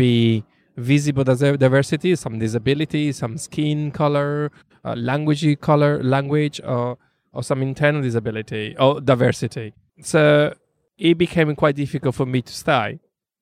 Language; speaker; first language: English; non-native, fluent; Italian